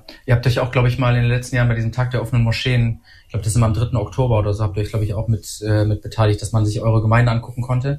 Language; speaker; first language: German; native; German